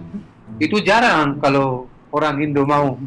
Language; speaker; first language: Indonesian; non-native, fluent; Hebrew